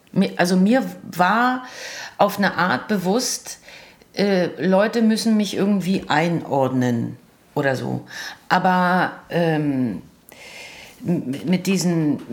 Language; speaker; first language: German; early bilingual, other home language; Croatian